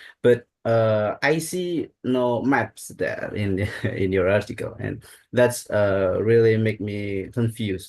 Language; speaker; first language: English; non-native, learner; Indonesian